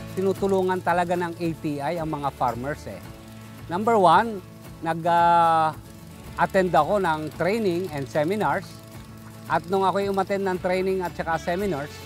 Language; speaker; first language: Filipino; native; Filipino